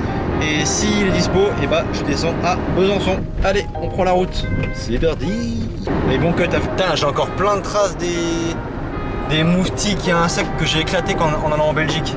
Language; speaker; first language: French; native; French